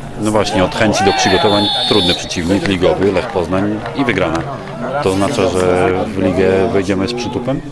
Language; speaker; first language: Polish; native; Polish